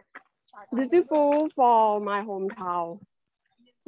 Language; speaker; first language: English; non-native, learner; Thai